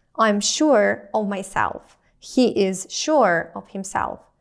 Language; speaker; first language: English; non-native, fluent; Ukrainian